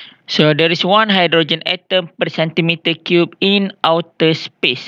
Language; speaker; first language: English; non-native, local second language; Malay